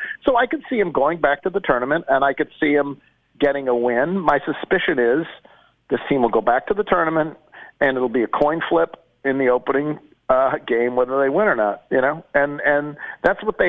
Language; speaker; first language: English; native; English